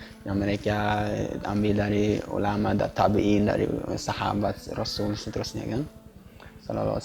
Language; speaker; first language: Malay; non-native, fluent; Swedish